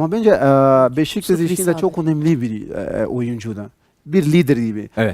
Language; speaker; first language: Turkish; non-native, learner; Portuguese